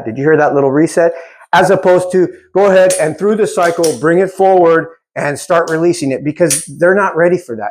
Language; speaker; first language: English; native; English